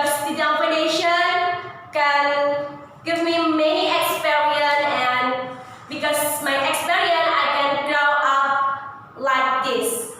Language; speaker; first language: English; non-native, learner; Indonesian